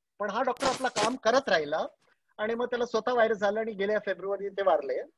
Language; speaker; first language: Marathi; non-native, local second language; Gujarati